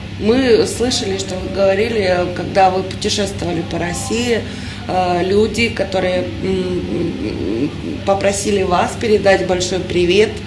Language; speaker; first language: Russian; non-native, fluent; Serbian